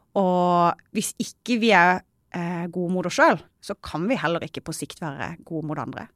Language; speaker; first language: Norwegian; native; Norwegian